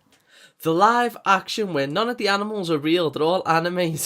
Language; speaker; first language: English; native; English